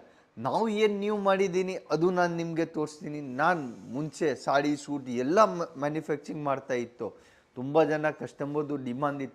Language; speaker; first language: Kannada; non-native, local second language; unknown